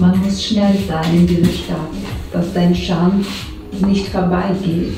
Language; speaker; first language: German; non-native, learner; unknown